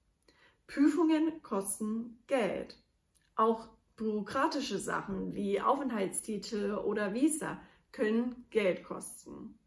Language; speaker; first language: German; non-native, fluent; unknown